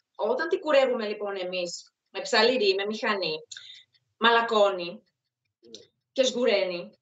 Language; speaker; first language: Greek; non-native, fluent; Czech